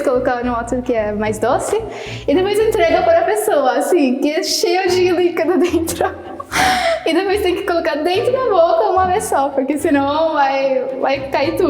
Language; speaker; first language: Portuguese; non-native, fluent; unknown